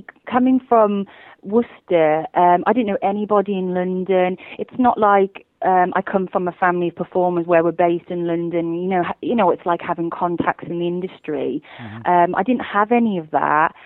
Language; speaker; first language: English; native; English